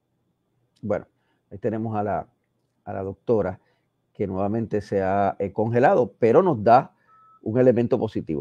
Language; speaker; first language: Spanish; native; Spanish